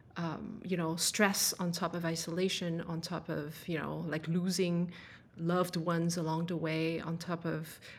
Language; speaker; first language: English; non-native, fluent; French